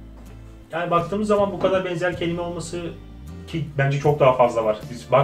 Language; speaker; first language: Turkish; native; Turkish